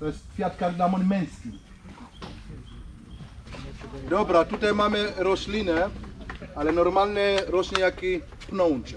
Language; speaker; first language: Polish; non-native, learner; Swahili